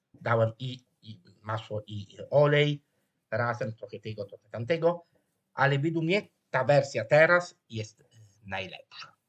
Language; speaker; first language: Polish; non-native, fluent; Italian